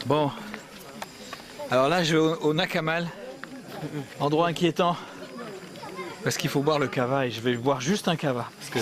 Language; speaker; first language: French; native; French